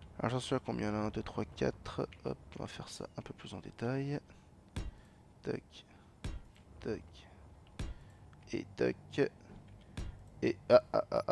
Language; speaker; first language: French; native; French